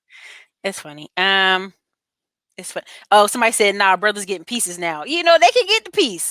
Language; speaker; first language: English; native; English